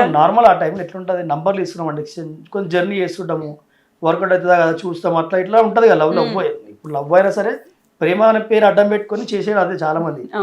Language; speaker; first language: Telugu; native; Telugu